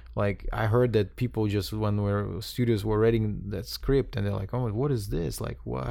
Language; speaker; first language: English; non-native, fluent; Russian